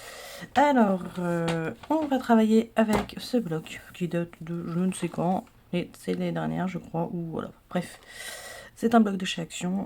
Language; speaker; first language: French; native; French